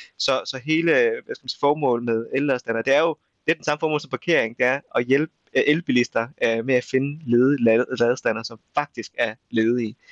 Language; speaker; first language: Danish; early bilingual, other home language; Vietnamese